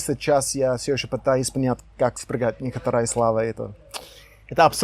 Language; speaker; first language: Russian; non-native, learner; English